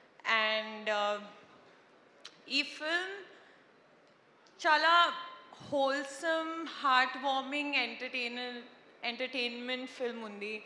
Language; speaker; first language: Telugu; non-native, learner; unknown